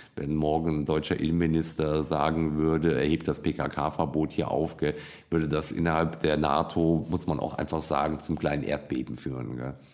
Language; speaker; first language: German; native; German